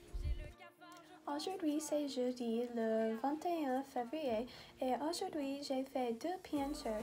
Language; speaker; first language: French; non-native, learner; English